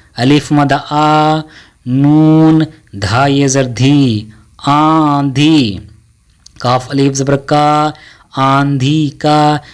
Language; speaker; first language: Urdu; native; Urdu